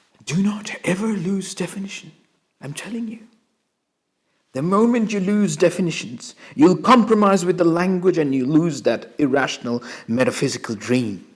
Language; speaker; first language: English; non-native, local second language; Bangla